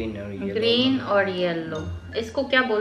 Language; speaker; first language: Hindi; non-native, learner; Korean